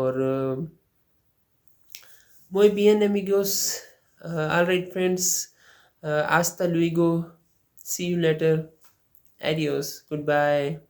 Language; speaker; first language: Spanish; non-native, learner; Urdu